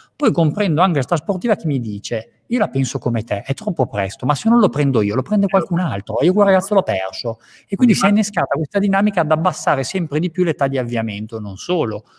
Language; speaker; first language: Italian; native; Italian